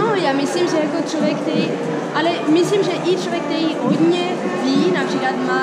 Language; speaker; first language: Czech; non-native, fluent; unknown